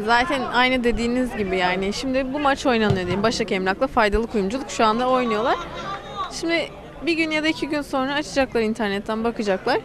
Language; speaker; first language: Turkish; native; Turkish